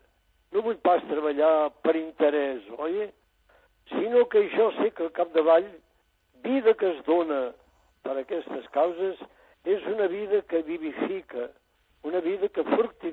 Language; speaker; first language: Catalan; native; Catalan